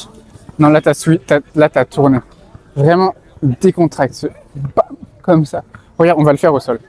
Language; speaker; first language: French; native; French